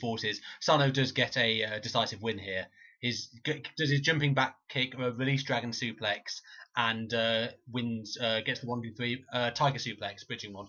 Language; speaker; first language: English; native; English